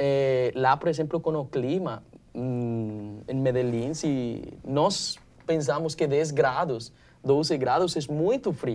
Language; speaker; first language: Portuguese; non-native, learner; Spanish